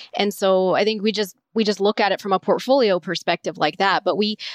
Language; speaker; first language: English; native; English